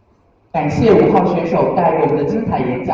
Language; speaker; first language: Chinese; native; Chinese